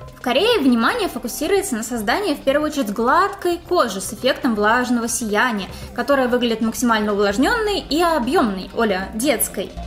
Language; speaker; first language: Russian; native; Russian